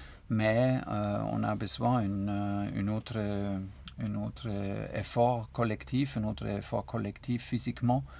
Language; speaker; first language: French; non-native, learner; German